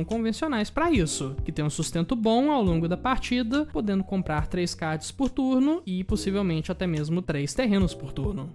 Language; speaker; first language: Portuguese; native; Portuguese